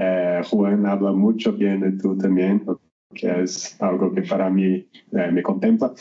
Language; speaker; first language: Spanish; non-native, learner; Portuguese